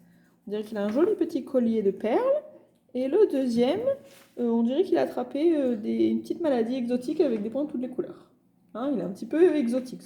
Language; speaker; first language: French; native; French